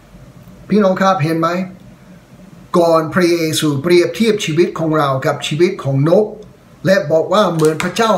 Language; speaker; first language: Thai; non-native, fluent; English